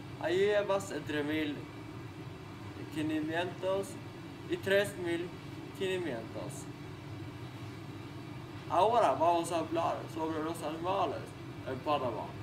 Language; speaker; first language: Spanish; non-native, learner; Swedish